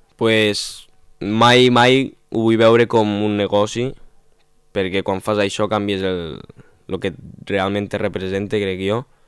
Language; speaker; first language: Catalan; non-native, local second language; Spanish